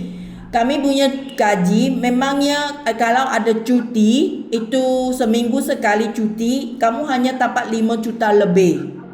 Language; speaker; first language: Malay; non-native, local second language; Chinese